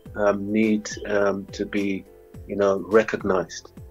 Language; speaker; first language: English; native; English